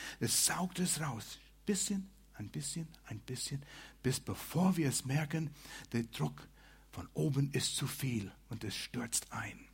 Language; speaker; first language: German; non-native, fluent; English